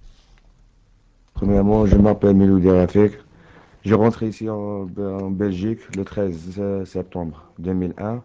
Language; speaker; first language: French; non-native, learner; Arabic